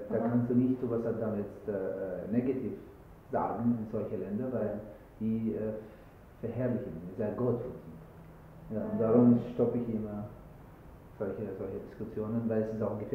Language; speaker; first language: German; non-native, learner; Arabic